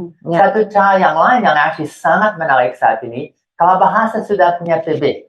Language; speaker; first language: Indonesian; non-native, fluent; English